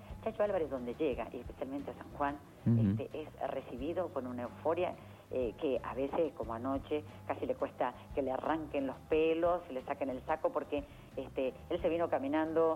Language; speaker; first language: Spanish; native; Spanish